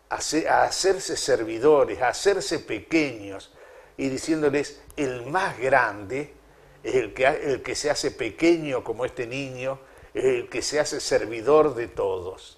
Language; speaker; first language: Spanish; native; Spanish